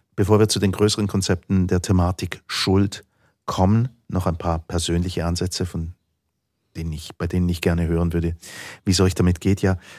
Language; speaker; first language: German; native; German